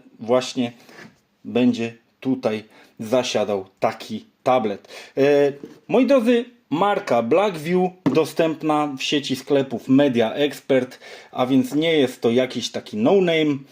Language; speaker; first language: Polish; native; Polish